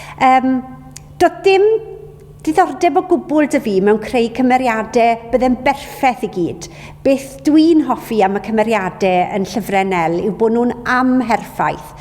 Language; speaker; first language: Welsh; native; Welsh